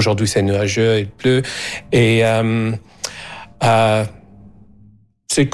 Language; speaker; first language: French; non-native, learner; English